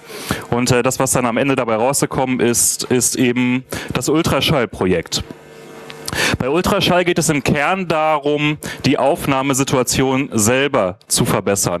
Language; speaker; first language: German; native; German